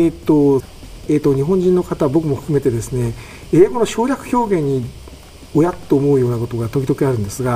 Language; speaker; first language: Japanese; native; Japanese